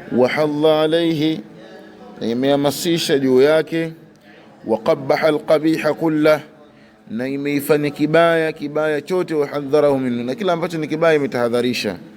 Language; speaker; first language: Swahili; native; Swahili